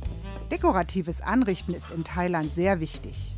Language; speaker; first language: German; native; German